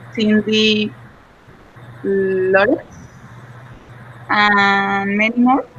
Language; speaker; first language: English; non-native, learner; Spanish